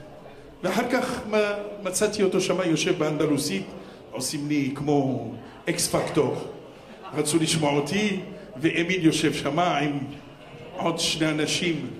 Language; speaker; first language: Hebrew; non-native, fluent; French